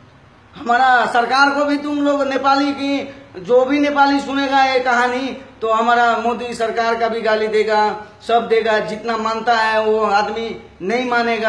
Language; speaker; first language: Hindi; non-native, local second language; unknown